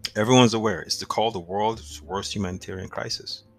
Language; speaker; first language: English; non-native, local second language; Yoruba